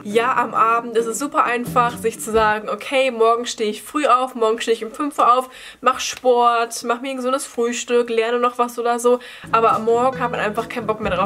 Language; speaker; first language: German; native; German